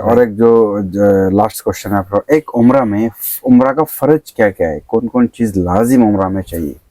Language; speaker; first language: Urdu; non-native, learner; Bangla